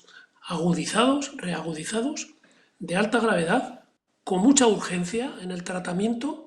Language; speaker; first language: Spanish; native; Spanish